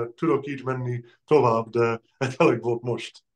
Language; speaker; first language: Hungarian; early bilingual, heritage; Hungarian